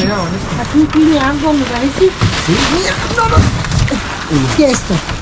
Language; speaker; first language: Spanish; non-native, learner; Filipino